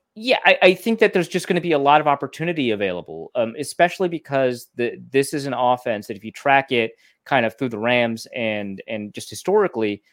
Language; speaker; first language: English; native; English